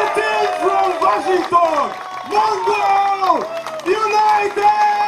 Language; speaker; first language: English; non-native, learner; Russian